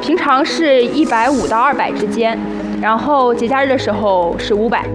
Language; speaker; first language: Chinese; native; Chinese